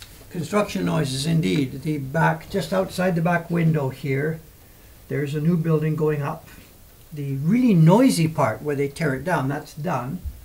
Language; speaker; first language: English; native; English